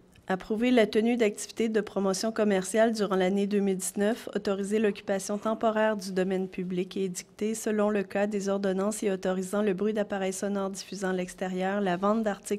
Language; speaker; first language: French; native; French